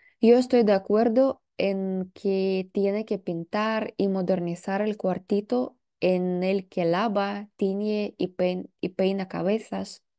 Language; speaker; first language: Spanish; non-native, fluent; Russian